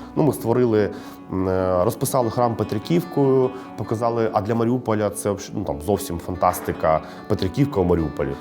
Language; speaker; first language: Ukrainian; native; Ukrainian